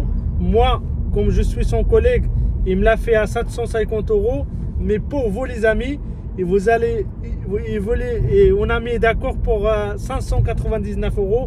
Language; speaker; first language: French; non-native, fluent; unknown